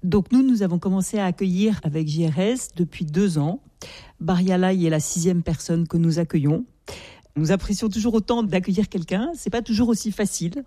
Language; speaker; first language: French; native; French